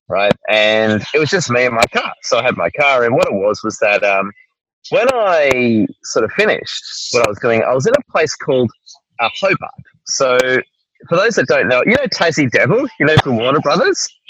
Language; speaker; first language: English; native; English